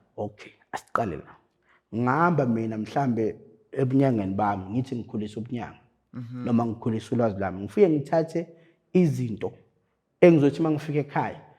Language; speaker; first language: Zulu; native; Zulu